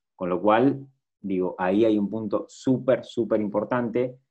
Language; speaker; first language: Spanish; native; Spanish